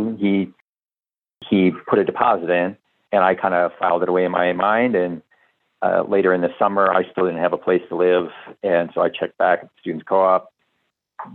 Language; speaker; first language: English; native; English